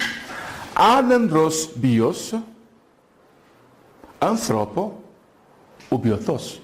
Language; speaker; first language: Greek; non-native, fluent; Portuguese